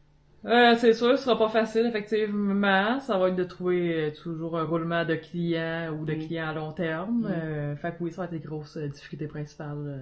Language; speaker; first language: French; native; French